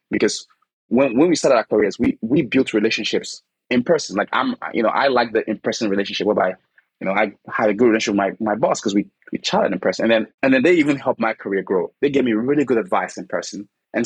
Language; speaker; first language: English; non-native, local second language; Igbo